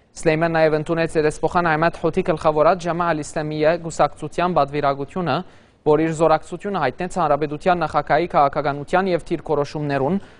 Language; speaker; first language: Armenian; early bilingual, heritage; Armenian